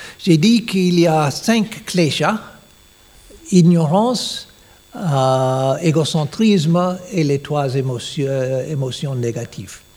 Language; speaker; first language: French; non-native, learner; English